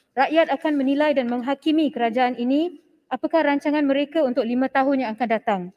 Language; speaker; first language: Malay; non-native, local second language; Tamil